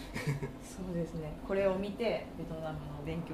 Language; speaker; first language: Japanese; native; Japanese